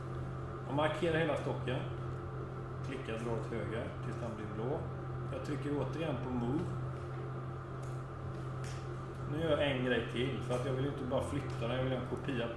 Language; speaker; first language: Swedish; native; Swedish